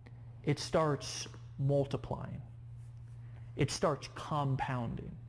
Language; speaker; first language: English; native; English